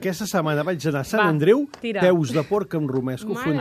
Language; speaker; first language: Catalan; native; Catalan